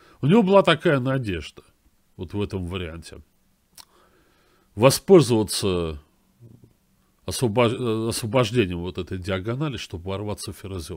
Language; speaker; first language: Russian; native; Russian